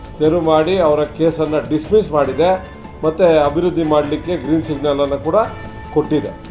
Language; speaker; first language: Kannada; native; Kannada